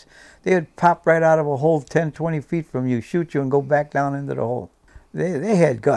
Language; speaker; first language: English; native; English